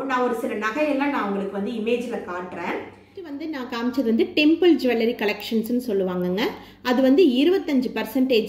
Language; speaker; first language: Tamil; native; Tamil